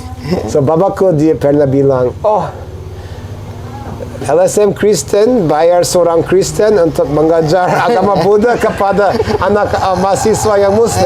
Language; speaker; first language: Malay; non-native, fluent; English